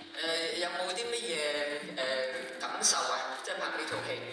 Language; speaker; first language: Cantonese; native; Cantonese